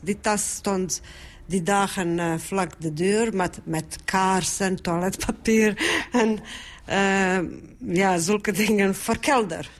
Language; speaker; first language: Dutch; non-native, fluent; Bosnian